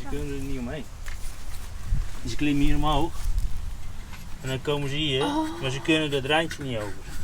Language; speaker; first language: Dutch; native; Dutch